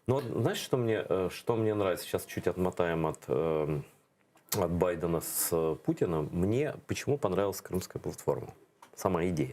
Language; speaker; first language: Russian; native; Russian